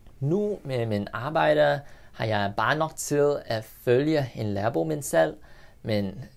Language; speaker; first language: Danish; non-native, learner; English